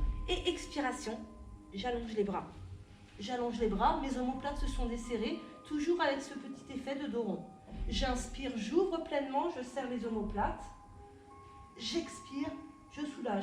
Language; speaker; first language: French; native; French